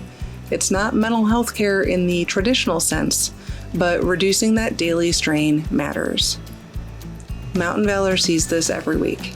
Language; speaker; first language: English; native; English